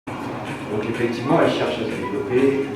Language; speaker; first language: French; native; French